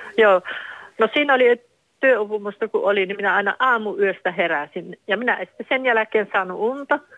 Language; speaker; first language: Finnish; native; Finnish